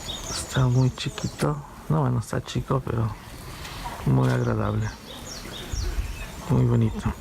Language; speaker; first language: Spanish; early bilingual, heritage; Spanish